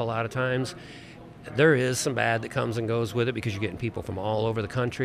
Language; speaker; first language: English; native; English